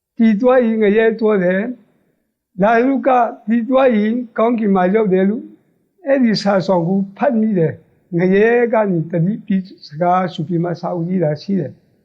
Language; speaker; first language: Burmese; non-native, local second language; Hakha Chin